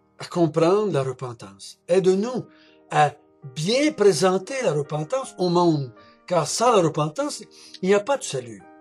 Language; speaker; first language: French; native; French